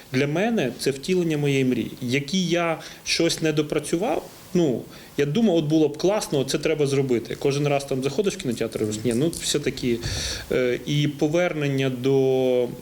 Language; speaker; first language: Ukrainian; native; Ukrainian